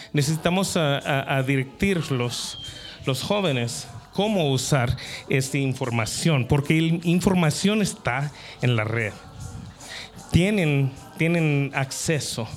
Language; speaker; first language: Spanish; non-native, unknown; English